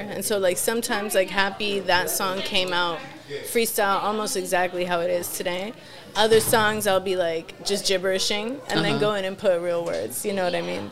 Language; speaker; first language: English; early bilingual, other home language; Spanish